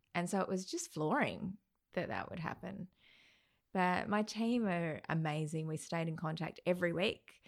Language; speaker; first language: English; native; English